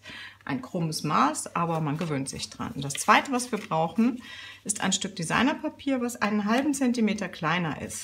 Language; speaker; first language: German; native; German